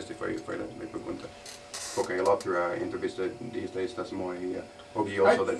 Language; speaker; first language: Spanish; non-native, learner; English